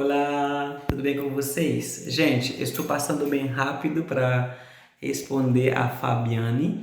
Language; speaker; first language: Portuguese; non-native, fluent; Haitian Creole